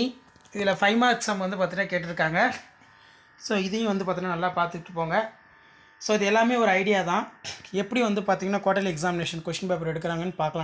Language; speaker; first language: Tamil; native; Tamil